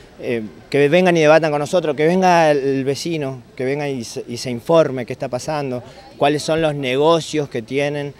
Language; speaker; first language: Spanish; native; Spanish